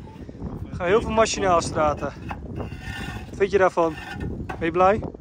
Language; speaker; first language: Dutch; native; Dutch